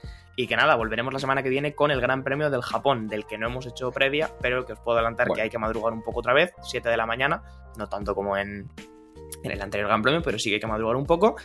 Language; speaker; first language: Spanish; native; Spanish